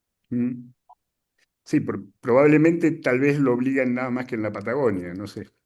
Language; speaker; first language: Spanish; native; Spanish